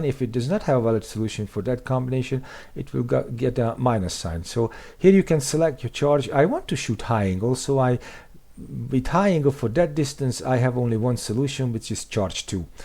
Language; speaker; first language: English; non-native, fluent; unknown